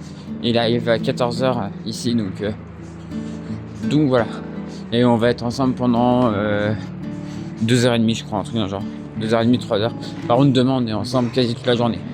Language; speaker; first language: French; native; French